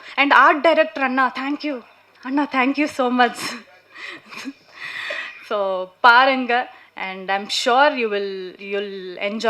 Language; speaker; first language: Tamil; non-native, learner; Kannada